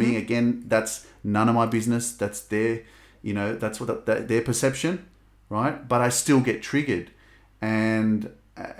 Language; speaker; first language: English; native; English